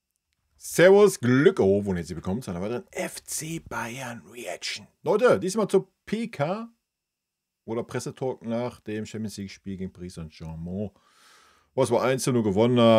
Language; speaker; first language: German; native; German